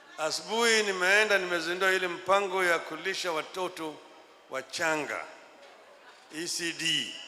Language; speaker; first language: Swahili; non-native, local second language; Luo (Kenya and Tanzania)